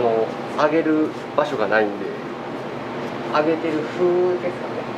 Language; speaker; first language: Japanese; native; Japanese